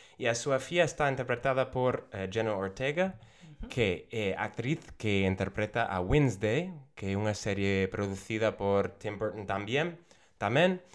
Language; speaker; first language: Galician; non-native, local second language; Spanish